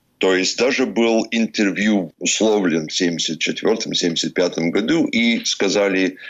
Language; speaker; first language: Russian; early bilingual, heritage; English